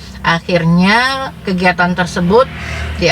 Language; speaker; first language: Indonesian; native; Indonesian